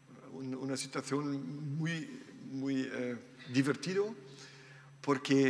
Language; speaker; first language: Spanish; non-native, learner; German